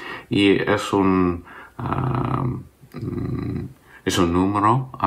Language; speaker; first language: Spanish; non-native, learner; English